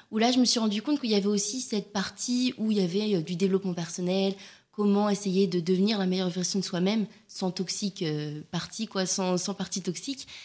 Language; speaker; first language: French; native; French